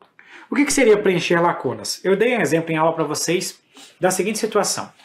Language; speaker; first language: Portuguese; native; Portuguese